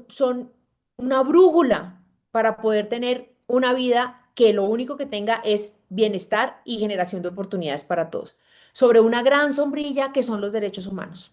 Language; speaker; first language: Spanish; native; Spanish